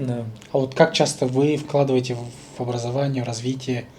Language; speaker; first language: Russian; native; Russian